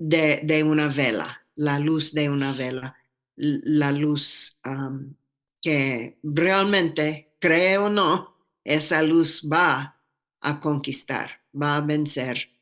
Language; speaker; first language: Spanish; non-native, fluent; English